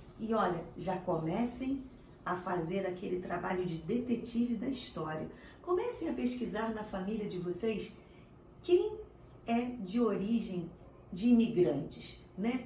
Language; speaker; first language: Portuguese; native; Portuguese